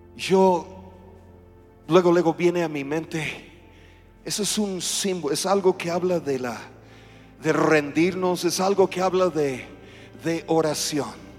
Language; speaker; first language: Spanish; non-native, fluent; English